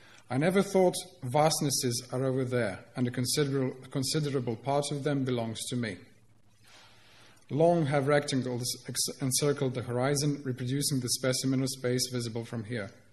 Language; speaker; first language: English; non-native, fluent; Croatian